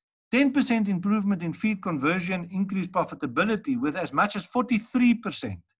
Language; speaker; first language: English; non-native, local second language; Afrikaans